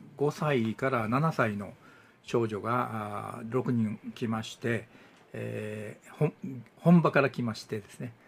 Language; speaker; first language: Japanese; native; Japanese